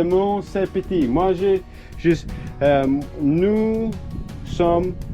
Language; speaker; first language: French; non-native, fluent; English